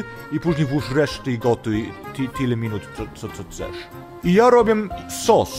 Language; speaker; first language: Polish; early bilingual, heritage; Polish